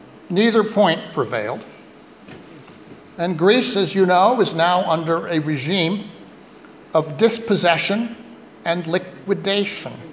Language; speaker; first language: English; native; English